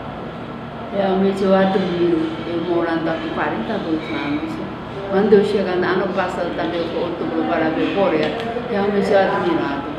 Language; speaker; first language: Portuguese; non-native, learner; Korean